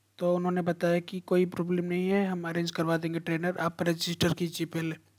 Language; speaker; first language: Hindi; native; Hindi